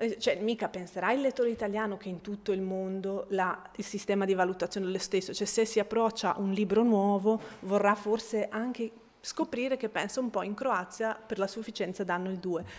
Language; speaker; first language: Italian; non-native, fluent; Bosnian